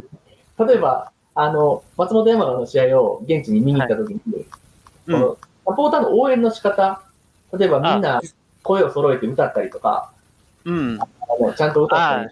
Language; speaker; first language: Japanese; native; Japanese